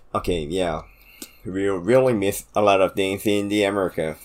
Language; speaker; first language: English; non-native, fluent; Korean